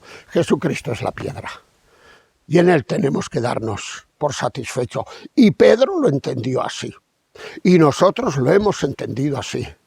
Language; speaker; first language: Spanish; native; Spanish